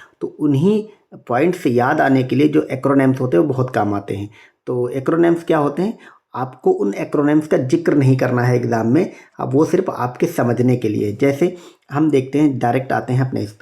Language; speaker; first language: Hindi; native; Hindi